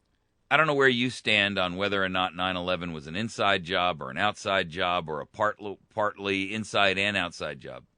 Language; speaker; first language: English; native; English